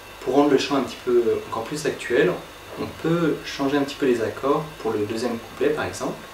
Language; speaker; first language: French; native; French